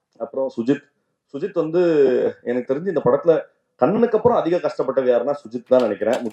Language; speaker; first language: Tamil; native; Tamil